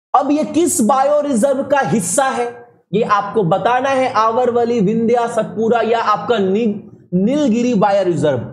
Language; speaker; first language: Hindi; native; Hindi